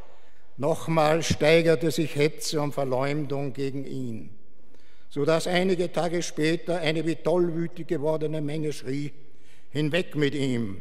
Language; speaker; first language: German; native; German